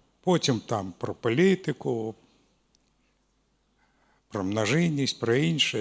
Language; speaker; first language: Ukrainian; non-native, local second language; Russian